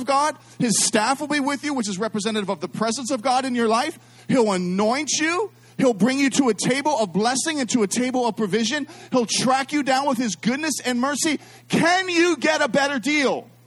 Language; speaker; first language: English; native; English